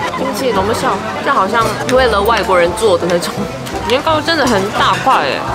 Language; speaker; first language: Chinese; non-native, fluent; Korean